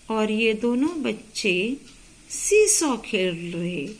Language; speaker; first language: Hindi; non-native, local second language; Marathi